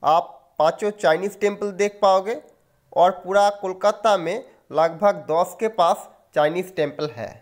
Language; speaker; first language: Hindi; non-native, local second language; Bangla